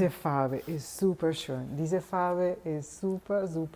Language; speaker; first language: German; non-native, fluent; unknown